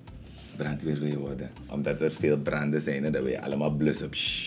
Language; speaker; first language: Dutch; native; Dutch